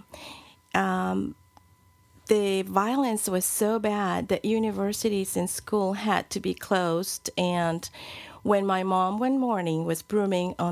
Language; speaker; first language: English; non-native, fluent; Spanish